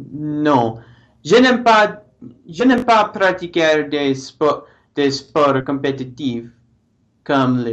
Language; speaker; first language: French; non-native, learner; English